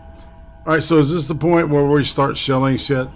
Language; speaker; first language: English; native; English